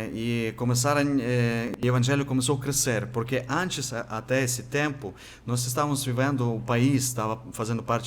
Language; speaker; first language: Portuguese; non-native, fluent; Ukrainian